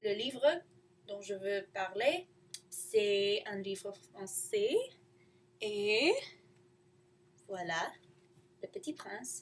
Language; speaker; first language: French; non-native, learner; English